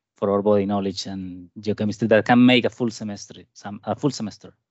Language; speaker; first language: English; non-native, fluent; Spanish